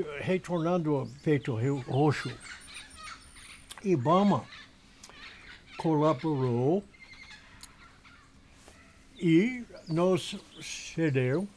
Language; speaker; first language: Portuguese; non-native, learner; English